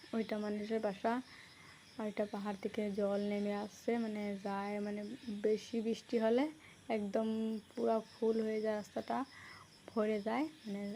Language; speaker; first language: Bangla; non-native, local second language; Assamese